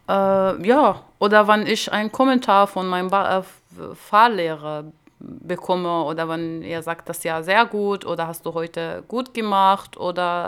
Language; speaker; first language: German; non-native, learner; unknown